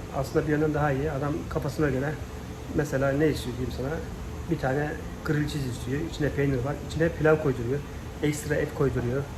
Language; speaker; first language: Turkish; native; Turkish